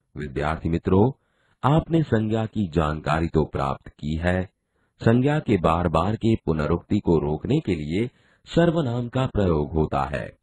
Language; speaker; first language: Hindi; non-native, local second language; Gujarati